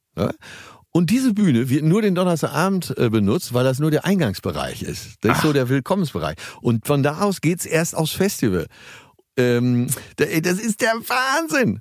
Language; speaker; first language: German; native; German